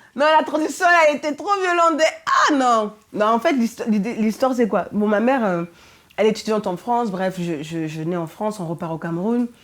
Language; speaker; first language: French; early bilingual, other home language; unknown